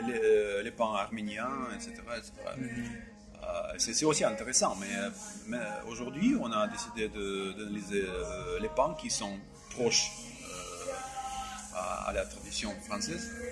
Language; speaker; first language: French; non-native, fluent; Russian